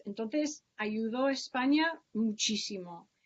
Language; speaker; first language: Spanish; non-native, fluent; English